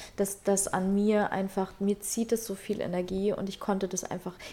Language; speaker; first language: German; early bilingual, other home language; Russian